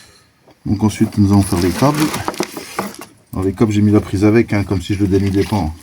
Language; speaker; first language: French; native; French